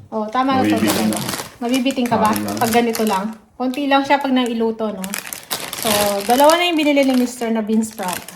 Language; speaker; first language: Filipino; native; Filipino